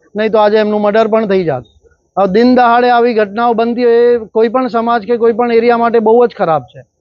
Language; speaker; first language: Gujarati; native; Gujarati